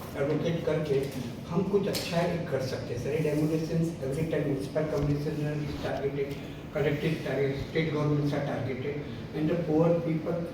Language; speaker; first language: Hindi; non-native, local second language; Gujarati